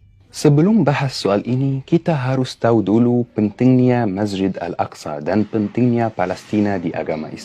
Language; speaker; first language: Indonesian; non-native, fluent; Arabic